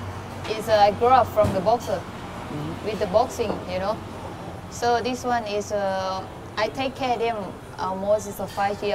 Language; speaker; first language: English; non-native, fluent; Thai